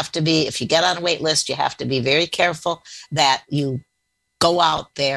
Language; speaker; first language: English; native; English